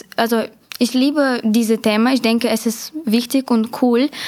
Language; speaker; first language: German; non-native, learner; Ukrainian